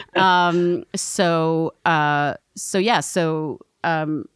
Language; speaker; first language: English; native; English